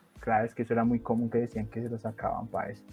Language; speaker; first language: Spanish; native; Spanish